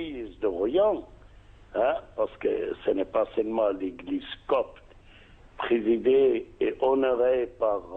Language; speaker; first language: French; non-native, fluent; Arabic